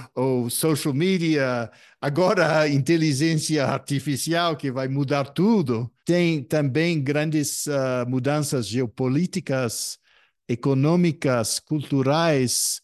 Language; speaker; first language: Portuguese; non-native, fluent; English